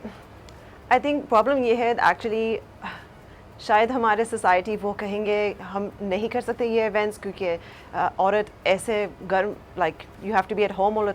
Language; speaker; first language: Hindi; early bilingual, heritage; Hindi